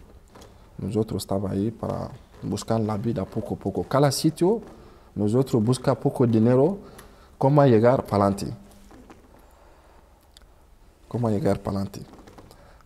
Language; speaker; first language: Spanish; non-native, learner; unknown